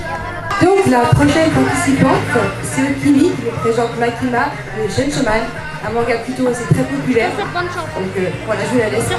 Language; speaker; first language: French; native; French